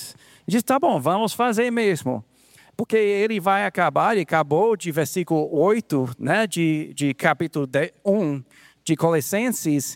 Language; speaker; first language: Portuguese; non-native, fluent; English